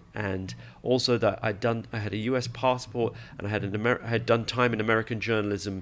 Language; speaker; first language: English; native; English